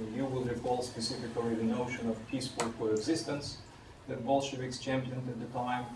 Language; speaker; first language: English; non-native, fluent; Russian